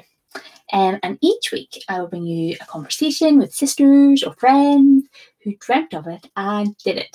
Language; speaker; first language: English; native; English